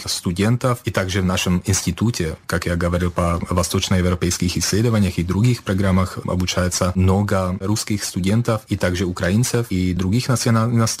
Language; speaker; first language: Russian; non-native, fluent; Czech